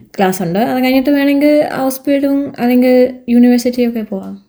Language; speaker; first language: Malayalam; early bilingual, heritage; Malayalam